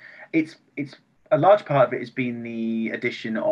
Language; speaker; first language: English; native; English